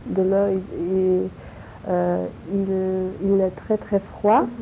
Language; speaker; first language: French; non-native, learner; Polish